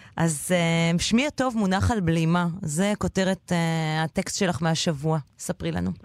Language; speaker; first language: Hebrew; native; Hebrew